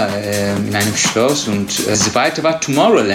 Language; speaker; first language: German; non-native, learner; Turkish